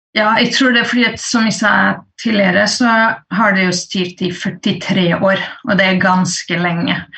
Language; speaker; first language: Norwegian; early bilingual, other home language; Kurdish